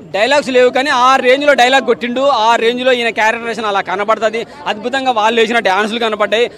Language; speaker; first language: Telugu; native; Telugu